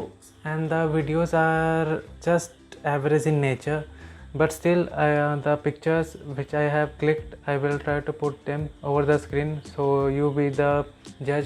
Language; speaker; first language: English; non-native, local second language; Hindi